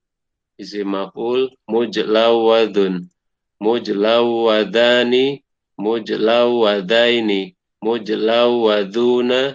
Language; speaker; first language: Arabic; non-native, learner; Indonesian